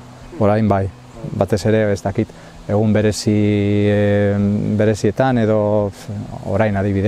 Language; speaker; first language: Basque; non-native, local second language; Spanish